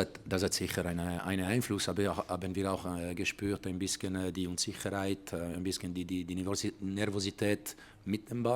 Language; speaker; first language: German; non-native, fluent; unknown